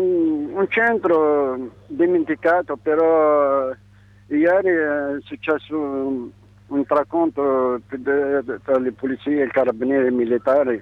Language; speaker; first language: Italian; non-native, learner; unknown